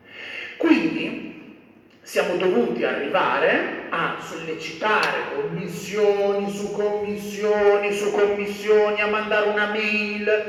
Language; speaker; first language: Italian; native; Italian